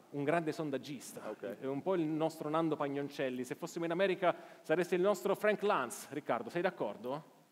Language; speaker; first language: Italian; native; Italian